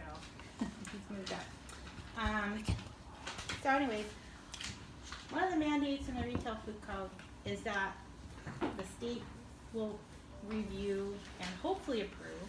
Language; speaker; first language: English; native; English